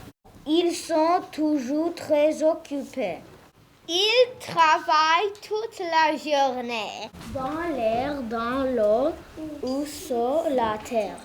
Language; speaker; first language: French; non-native, learner; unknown